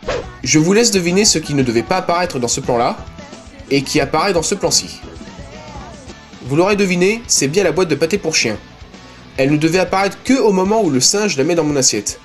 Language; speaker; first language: French; native; French